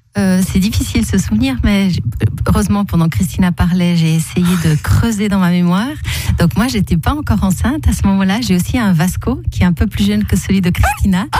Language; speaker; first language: French; early bilingual, other home language; Portuguese